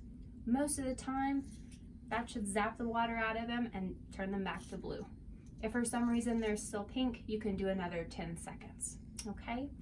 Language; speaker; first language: English; native; English